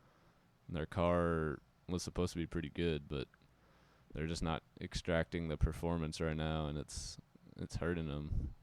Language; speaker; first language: English; native; English